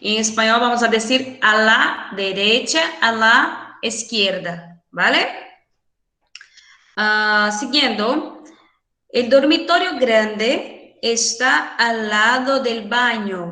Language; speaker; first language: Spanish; non-native, fluent; Portuguese